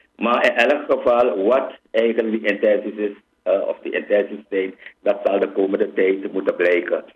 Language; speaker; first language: Dutch; native; Dutch